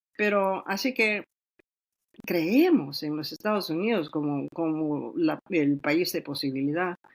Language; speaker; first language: Spanish; native; Spanish